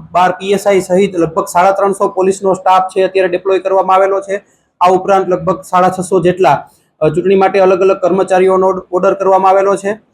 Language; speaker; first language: Gujarati; native; Gujarati